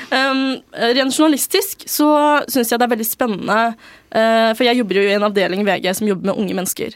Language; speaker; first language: Norwegian; early bilingual, other home language; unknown